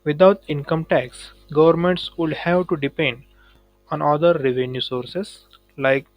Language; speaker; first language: English; non-native, local second language; Marathi